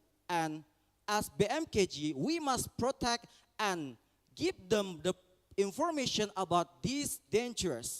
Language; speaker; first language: English; non-native, learner; Indonesian